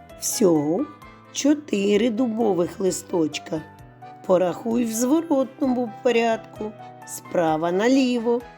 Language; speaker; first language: Ukrainian; native; Ukrainian